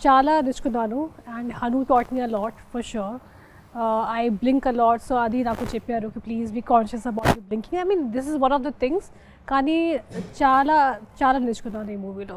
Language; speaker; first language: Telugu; non-native, fluent; Hindi